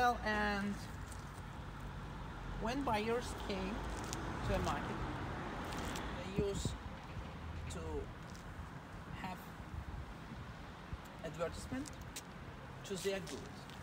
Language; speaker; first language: English; non-native, fluent; Russian